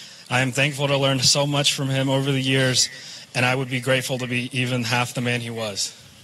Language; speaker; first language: English; early bilingual, other home language; Vietnamese